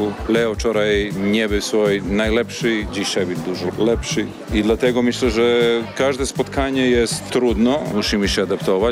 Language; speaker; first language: Polish; non-native, learner; Serbian